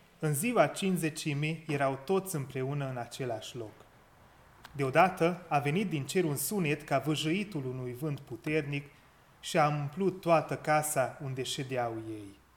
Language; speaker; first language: Romanian; non-native, local second language; Hungarian